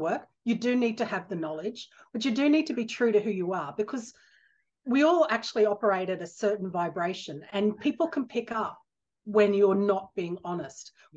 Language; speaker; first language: English; native; English